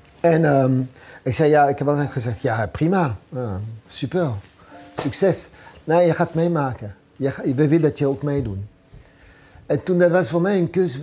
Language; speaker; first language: Dutch; non-native, fluent; French